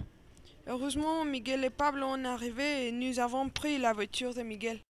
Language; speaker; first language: French; non-native, learner; Spanish